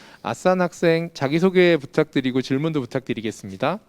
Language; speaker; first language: Korean; native; Korean